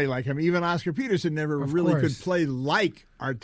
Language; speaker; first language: English; native; English